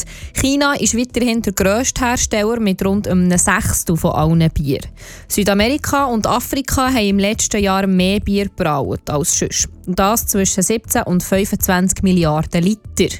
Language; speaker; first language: German; native; German